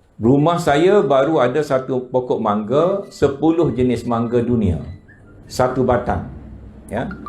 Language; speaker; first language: Malay; native; Malay